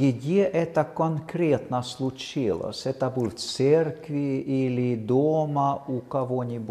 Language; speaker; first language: Russian; non-native, fluent; Swedish